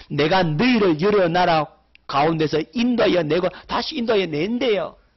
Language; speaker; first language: Korean; native; Korean